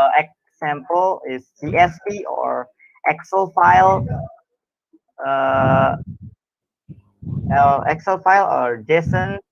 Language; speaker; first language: English; non-native, learner; Indonesian